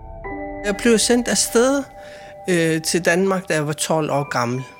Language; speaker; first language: Swedish; non-native, fluent; Kalaallisut